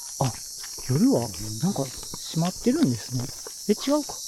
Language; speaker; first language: Japanese; native; Japanese